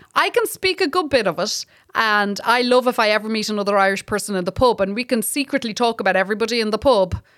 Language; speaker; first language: English; native; English